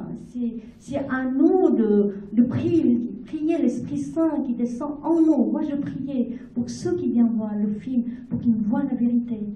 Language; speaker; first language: French; non-native, fluent; Vietnamese